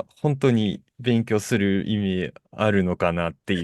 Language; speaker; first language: Japanese; non-native, fluent; Russian